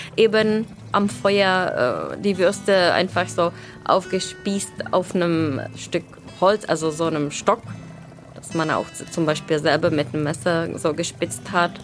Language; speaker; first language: German; non-native, fluent; Czech